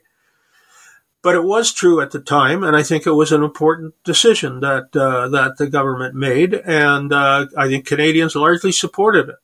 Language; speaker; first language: English; native; English